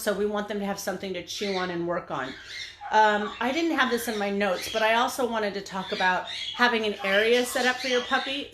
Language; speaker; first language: English; native; English